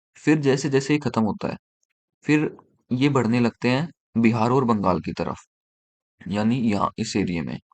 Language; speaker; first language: Hindi; native; Hindi